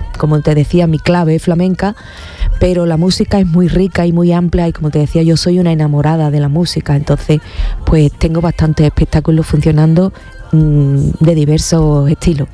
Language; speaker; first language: Spanish; native; Spanish